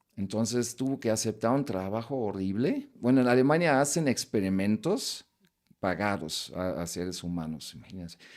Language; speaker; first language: Spanish; non-native, fluent; German